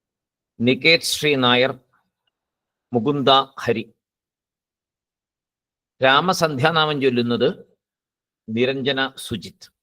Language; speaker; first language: Malayalam; native; Malayalam